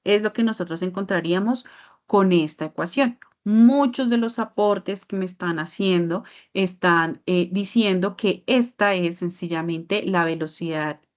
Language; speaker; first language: Spanish; native; Spanish